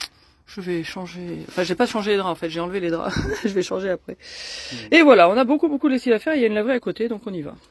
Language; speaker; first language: French; native; French